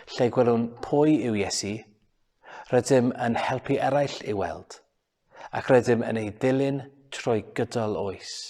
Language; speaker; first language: Welsh; non-native, local second language; English